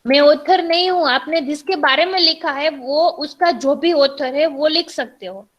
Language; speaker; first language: Hindi; non-native, local second language; Gujarati